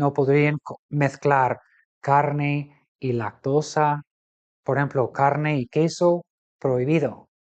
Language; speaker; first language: Spanish; non-native, fluent; English